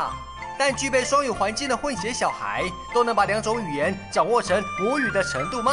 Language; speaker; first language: Chinese; native; Chinese